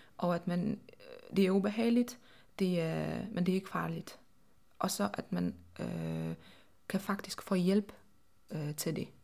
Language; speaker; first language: Danish; non-native, fluent; Polish